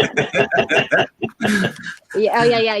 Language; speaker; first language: English; native; English